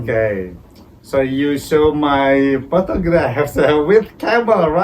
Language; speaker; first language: English; non-native, fluent; Indonesian